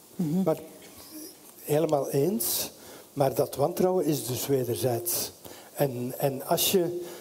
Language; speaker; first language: Dutch; native; Dutch